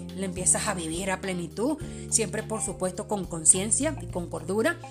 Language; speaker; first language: Spanish; early bilingual, other home language; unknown